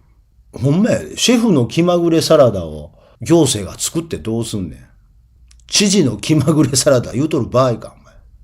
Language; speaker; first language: Japanese; native; Japanese